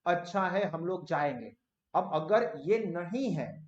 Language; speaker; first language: Hindi; non-native, local second language; Gujarati